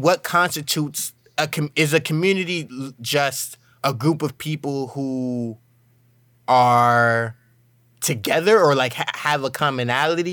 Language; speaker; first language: English; native; English